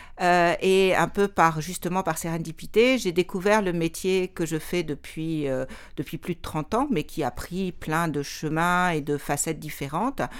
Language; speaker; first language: French; native; French